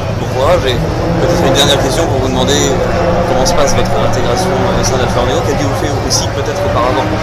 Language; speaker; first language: French; native; French